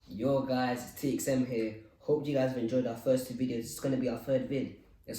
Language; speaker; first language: English; native; English